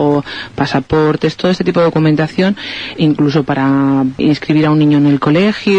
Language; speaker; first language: Spanish; native; Spanish